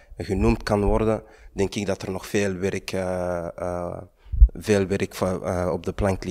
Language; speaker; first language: Dutch; early bilingual, other home language; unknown